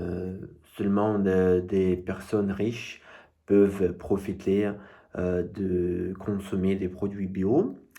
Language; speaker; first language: French; non-native, fluent; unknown